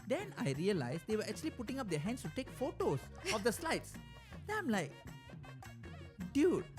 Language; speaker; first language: English; native; English